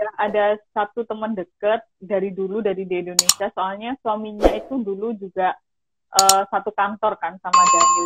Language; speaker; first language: Indonesian; native; Indonesian